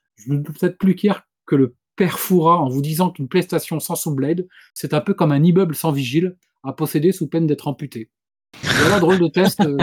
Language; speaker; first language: French; native; French